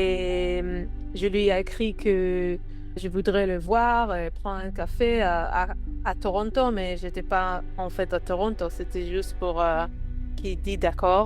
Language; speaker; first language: French; non-native, learner; Hebrew